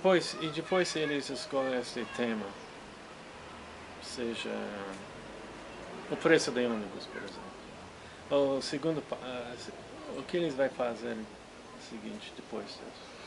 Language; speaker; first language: Portuguese; non-native, fluent; English